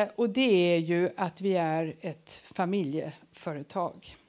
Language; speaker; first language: Swedish; early bilingual, other home language; English